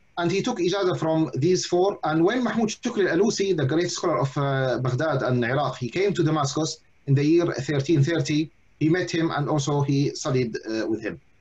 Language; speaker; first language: English; non-native, fluent; Arabic